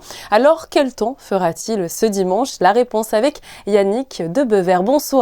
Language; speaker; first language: French; native; French